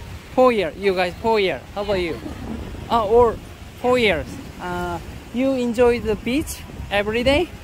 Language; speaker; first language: English; non-native, learner; Korean